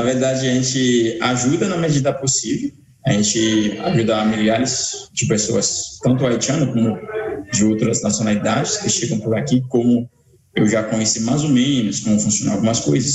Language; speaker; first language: Portuguese; non-native, fluent; Haitian Creole